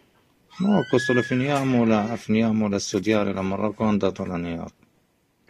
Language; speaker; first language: Italian; non-native, learner; Arabic